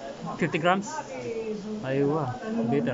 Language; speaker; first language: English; non-native, learner; Filipino